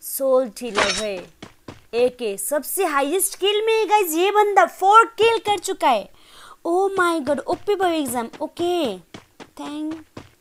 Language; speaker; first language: Hindi; non-native, local second language; Nepali